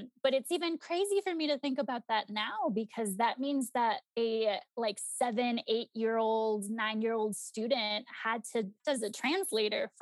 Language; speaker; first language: English; early bilingual, other home language; Spanish